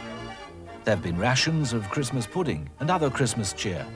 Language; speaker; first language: English; native; English